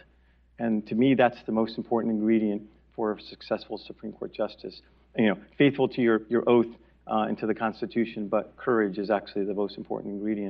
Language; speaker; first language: English; native; English